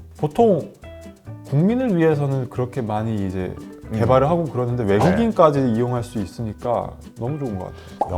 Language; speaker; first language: Korean; non-native, fluent; Finnish